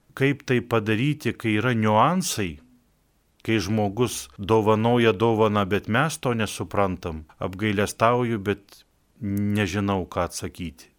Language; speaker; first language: Lithuanian; native; Lithuanian